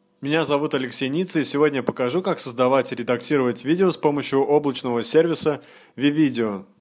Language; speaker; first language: Russian; native; Russian